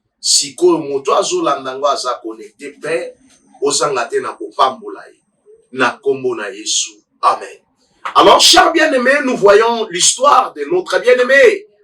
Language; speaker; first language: Lingala; native; Lingala